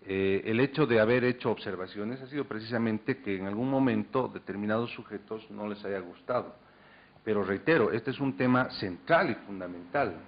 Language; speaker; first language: Spanish; native; Spanish